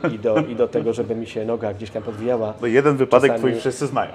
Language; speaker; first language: Polish; early bilingual, other home language; Spanish